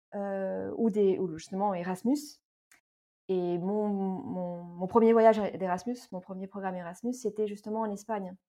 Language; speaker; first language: French; native; French